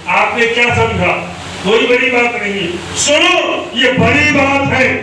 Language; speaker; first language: Urdu; native; Urdu